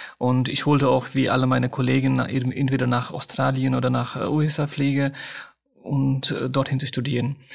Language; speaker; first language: German; non-native, fluent; Nepali